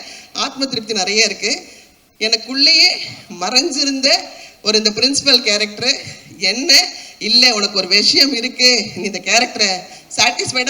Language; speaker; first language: Tamil; native; Tamil